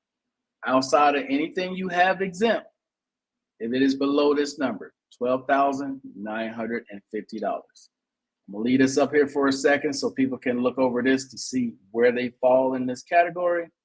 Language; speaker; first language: English; native; English